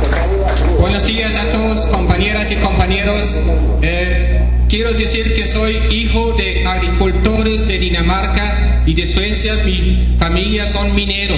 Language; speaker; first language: Spanish; non-native, fluent; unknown